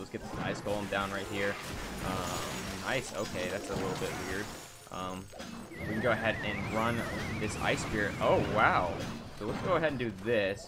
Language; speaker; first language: English; native; English